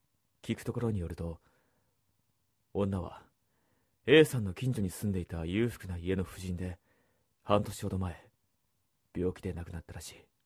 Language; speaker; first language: Japanese; native; Japanese